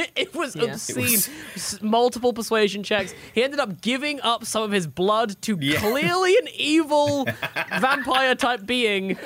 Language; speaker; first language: English; native; English